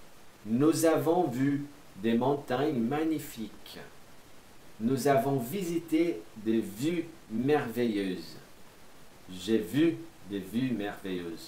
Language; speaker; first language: French; non-native, fluent; Portuguese